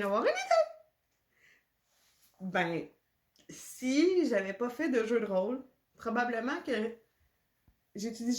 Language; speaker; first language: French; native; French